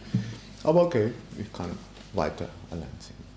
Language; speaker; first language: German; non-native, learner; Spanish